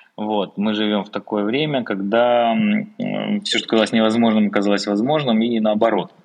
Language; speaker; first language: Russian; native; Russian